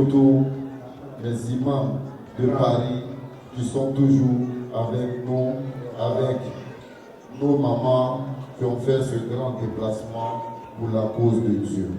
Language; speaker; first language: French; non-native, local second language; Dyula